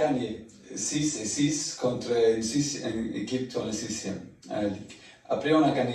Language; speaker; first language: French; non-native, learner; German